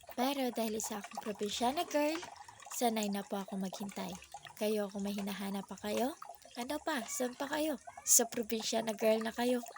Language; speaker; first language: Filipino; non-native, local second language; Cebuano